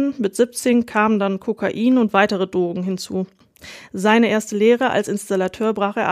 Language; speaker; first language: German; native; German